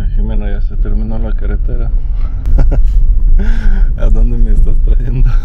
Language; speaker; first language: Spanish; non-native, fluent; Russian